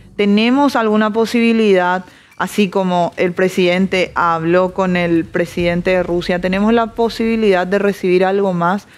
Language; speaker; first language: Spanish; native; Spanish